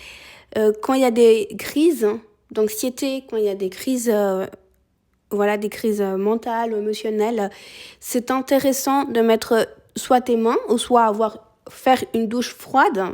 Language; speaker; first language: French; early bilingual, other home language; Spanish